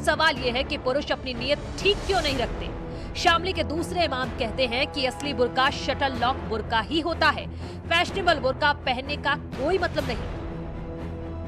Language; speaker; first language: Hindi; native; Hindi